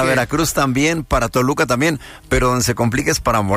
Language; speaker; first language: Spanish; native; Spanish